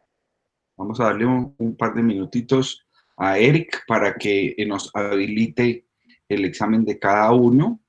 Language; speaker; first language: Spanish; native; Spanish